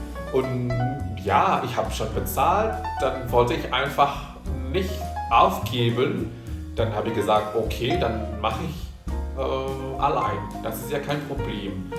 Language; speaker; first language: German; non-native, fluent; Indonesian